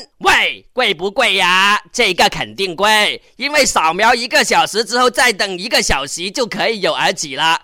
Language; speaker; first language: Chinese; non-native, local second language; Cantonese